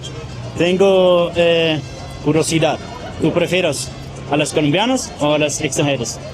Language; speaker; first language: Spanish; non-native, learner; Polish